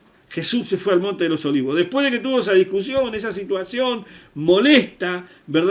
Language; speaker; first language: Spanish; native; Spanish